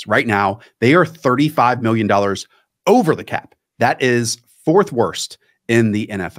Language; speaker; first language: English; native; English